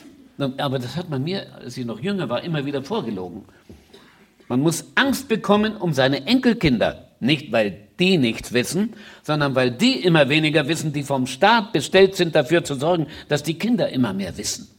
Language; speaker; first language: German; native; German